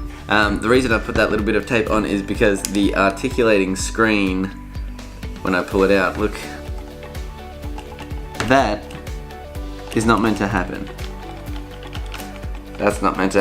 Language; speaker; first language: English; native; English